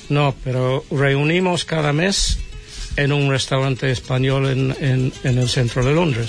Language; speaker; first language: Spanish; non-native, fluent; English